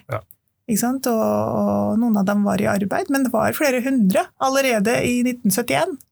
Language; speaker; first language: Norwegian; early bilingual, other home language; Urdu